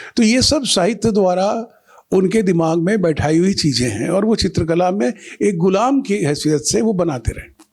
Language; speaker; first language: Hindi; non-native, local second language; Bangla